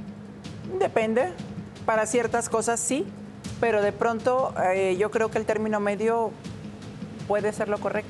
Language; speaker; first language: Spanish; native; Spanish